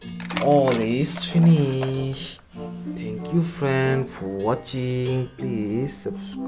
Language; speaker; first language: English; non-native, learner; Indonesian